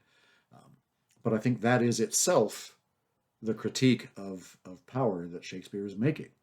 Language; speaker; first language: English; native; English